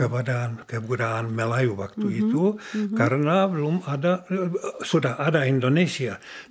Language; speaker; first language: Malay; non-native, learner; Czech